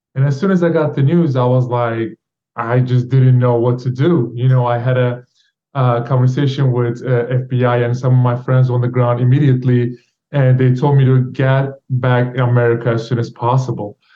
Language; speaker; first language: English; non-native, fluent; Turkish